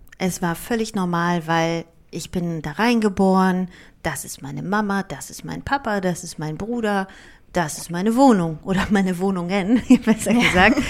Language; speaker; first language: German; early bilingual, other home language; Greek